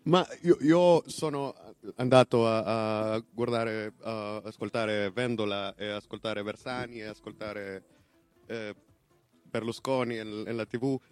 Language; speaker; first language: Italian; non-native, learner; Spanish